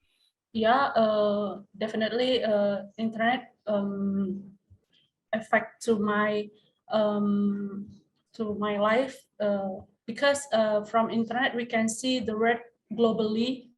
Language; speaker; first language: English; non-native, learner; Indonesian